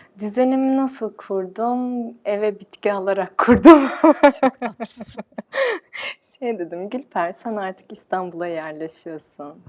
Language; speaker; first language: Turkish; early bilingual, heritage; Turkish